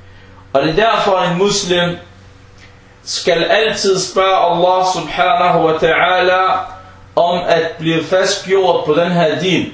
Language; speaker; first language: Danish; early bilingual, other home language; Arabic